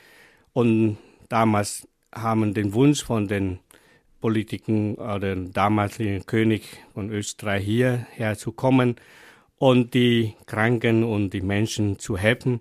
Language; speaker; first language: German; non-native, fluent; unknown